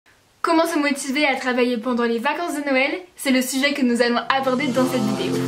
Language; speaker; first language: French; native; French